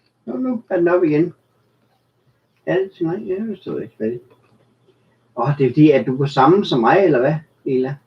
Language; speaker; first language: Danish; native; Danish